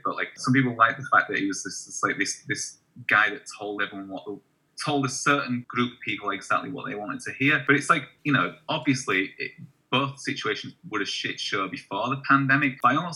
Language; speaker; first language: English; native; English